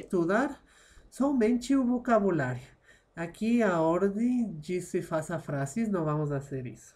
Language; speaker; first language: Portuguese; non-native, fluent; Spanish